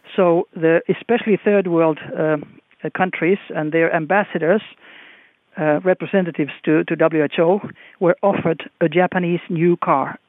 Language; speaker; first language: English; non-native, fluent; Finnish